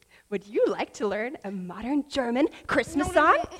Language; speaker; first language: English; native; English